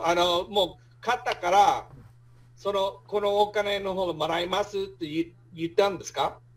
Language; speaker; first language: Japanese; non-native, fluent; English